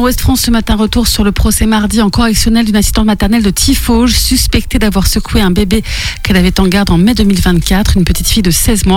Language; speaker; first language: French; native; French